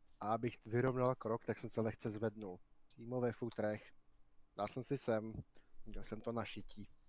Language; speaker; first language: Czech; native; Czech